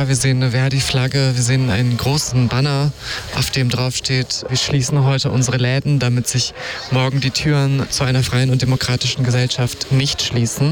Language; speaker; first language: German; native; German